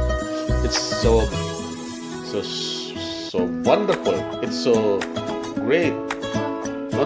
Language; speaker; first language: English; non-native, learner; Indonesian